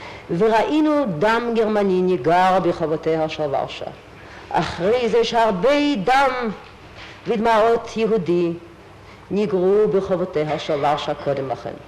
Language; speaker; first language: Hebrew; non-native, fluent; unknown